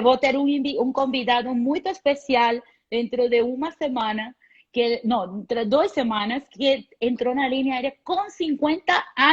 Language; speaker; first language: Portuguese; non-native, fluent; Spanish